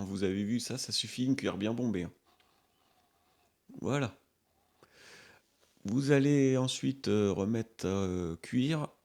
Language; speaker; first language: French; native; French